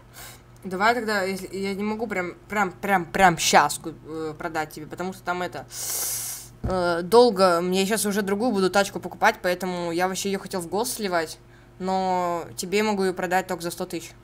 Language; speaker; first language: Russian; native; Russian